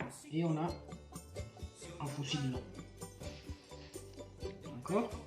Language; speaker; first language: French; non-native, fluent; Italian